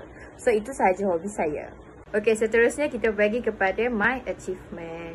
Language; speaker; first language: Malay; native; Malay